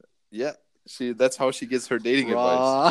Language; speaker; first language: English; non-native, fluent; German